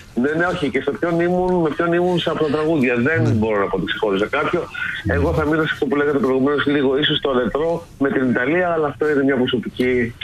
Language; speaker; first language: Greek; native; Greek